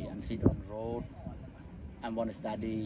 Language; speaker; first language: English; non-native, learner; Khmer